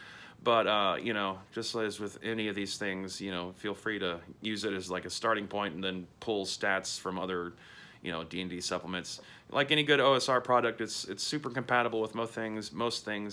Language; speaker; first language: English; native; English